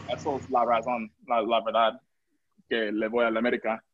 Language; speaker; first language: Spanish; non-native, local second language; English